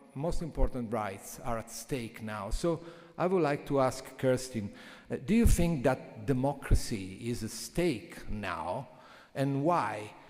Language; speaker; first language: English; non-native, fluent; Italian